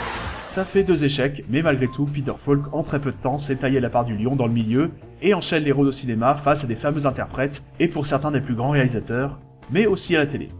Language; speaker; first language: French; native; French